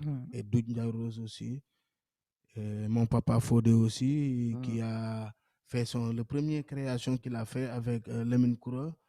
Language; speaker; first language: French; non-native, local second language; Wolof